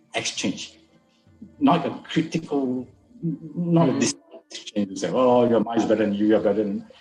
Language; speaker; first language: English; non-native, local second language; Min Nan Chinese